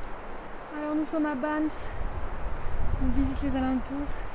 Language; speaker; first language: French; native; French